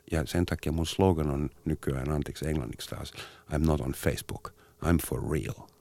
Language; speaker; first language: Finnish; non-native, fluent; German